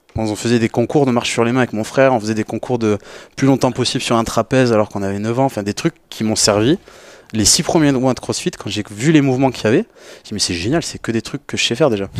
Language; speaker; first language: French; native; French